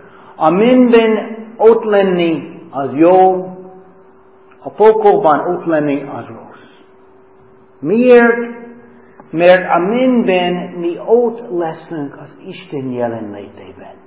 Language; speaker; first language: Hungarian; non-native, fluent; English